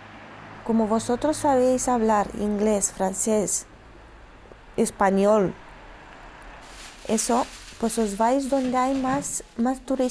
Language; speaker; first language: Spanish; non-native, fluent; Romanian